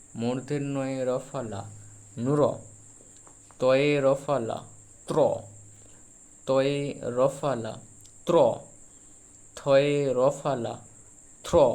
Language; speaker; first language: Bangla; native; Bangla